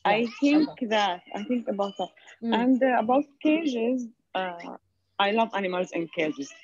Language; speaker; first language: English; non-native, fluent; Arabic